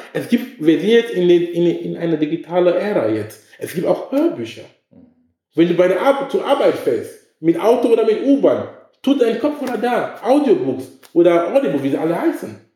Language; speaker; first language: German; non-native, fluent; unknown